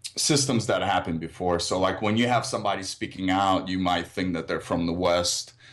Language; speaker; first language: English; early bilingual, other home language; Russian